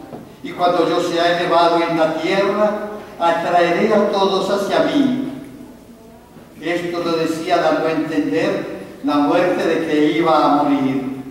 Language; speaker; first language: Spanish; native; Spanish